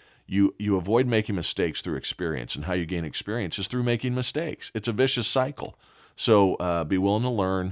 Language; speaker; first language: English; native; English